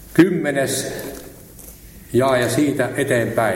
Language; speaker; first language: Finnish; native; Finnish